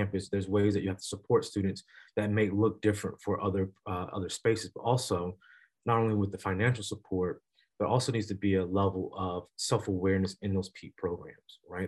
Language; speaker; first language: English; native; English